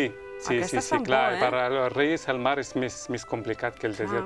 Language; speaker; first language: Catalan; non-native, local second language; Spanish